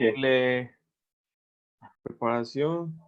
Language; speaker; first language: French; non-native, learner; Spanish